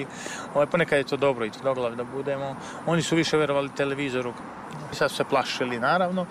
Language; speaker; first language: Serbian; native; Serbian